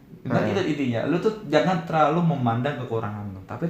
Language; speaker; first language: Indonesian; native; Indonesian